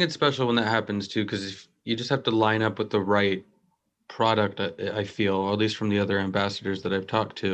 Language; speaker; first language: English; native; English